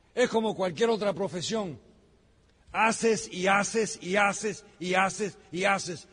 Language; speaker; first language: Spanish; early bilingual, heritage; Spanish